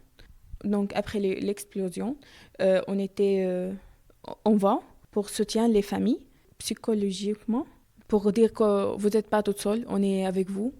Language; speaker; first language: French; non-native, learner; Arabic